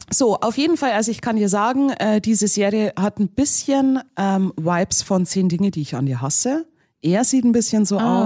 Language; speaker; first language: German; native; German